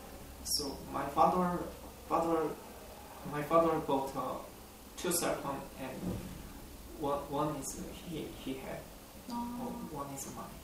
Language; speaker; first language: English; non-native, learner; Korean